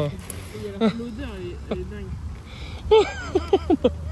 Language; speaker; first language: French; native; French